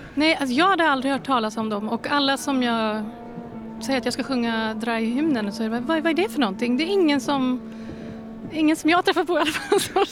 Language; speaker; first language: Swedish; native; Swedish